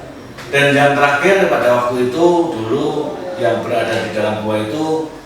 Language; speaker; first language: Indonesian; native; Indonesian